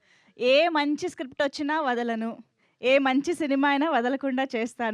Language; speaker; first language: Telugu; native; Telugu